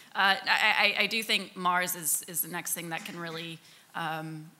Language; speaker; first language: English; native; English